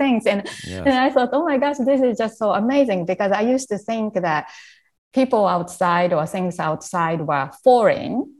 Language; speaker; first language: English; non-native, fluent; Japanese